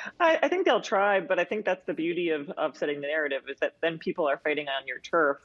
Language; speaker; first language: English; native; English